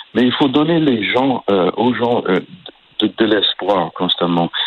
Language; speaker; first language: French; native; French